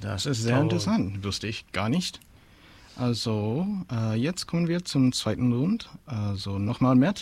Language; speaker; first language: German; non-native, fluent; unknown